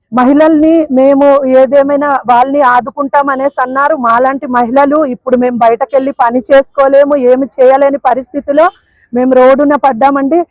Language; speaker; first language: Telugu; native; Telugu